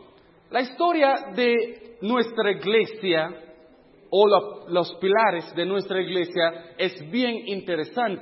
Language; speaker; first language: Spanish; non-native, fluent; English